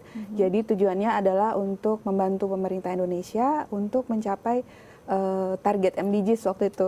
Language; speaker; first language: Indonesian; native; Indonesian